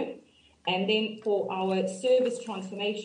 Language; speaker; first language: English; native; English